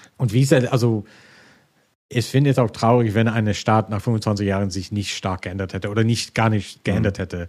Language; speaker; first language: German; non-native, fluent; English